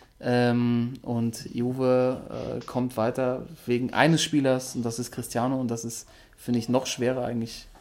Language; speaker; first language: German; native; German